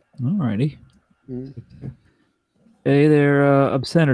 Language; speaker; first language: English; native; English